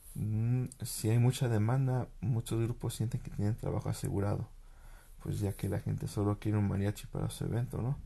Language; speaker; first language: Spanish; early bilingual, heritage; Spanish